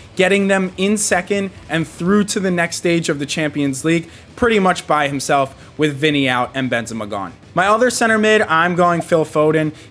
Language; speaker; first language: English; native; English